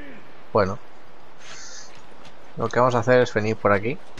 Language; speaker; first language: Spanish; native; Spanish